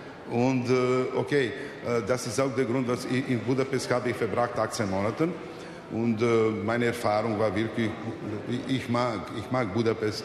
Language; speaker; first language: German; non-native, fluent; Serbian